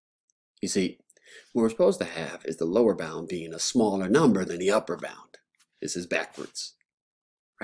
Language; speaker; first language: English; native; English